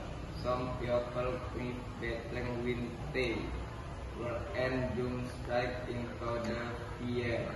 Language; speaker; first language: English; non-native, learner; Indonesian